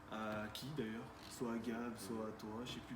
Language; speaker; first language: French; native; French